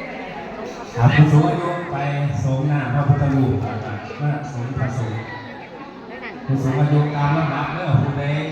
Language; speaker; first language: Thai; non-native, local second language; Northeastern Thai